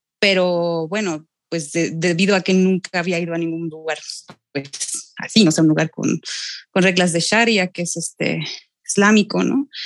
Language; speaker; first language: Spanish; native; Spanish